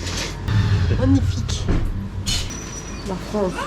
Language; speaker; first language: French; non-native, learner; Spanish